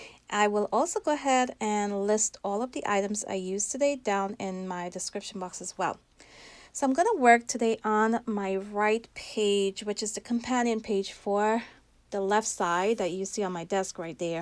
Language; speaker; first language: English; native; English